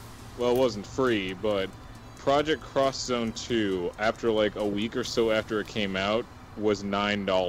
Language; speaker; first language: English; native; English